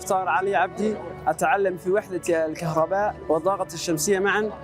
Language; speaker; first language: Arabic; non-native, local second language; Somali